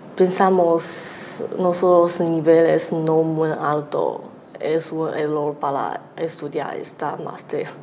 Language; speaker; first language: Spanish; non-native, learner; Chinese